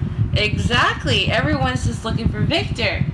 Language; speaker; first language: English; native; English